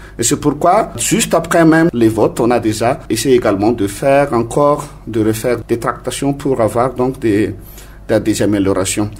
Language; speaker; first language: French; non-native, local second language; Malagasy